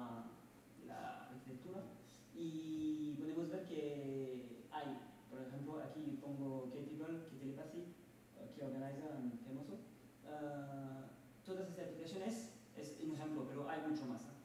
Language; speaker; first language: Spanish; non-native, fluent; French